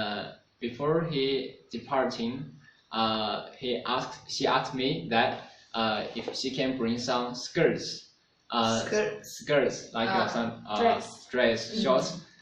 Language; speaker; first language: English; non-native, learner; Chinese